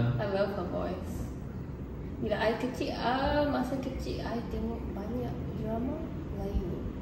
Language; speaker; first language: Malay; non-native, local second language; Chinese